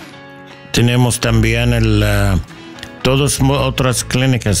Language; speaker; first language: Spanish; non-native, learner; English